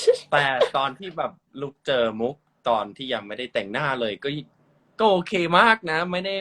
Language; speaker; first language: Thai; non-native, learner; English